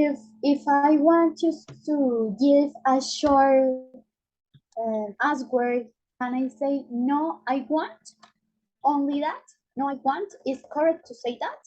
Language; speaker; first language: English; non-native, learner; Spanish